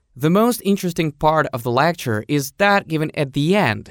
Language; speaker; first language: English; non-native, fluent; Russian